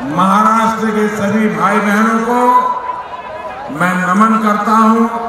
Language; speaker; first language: Hindi; non-native, local second language; Gujarati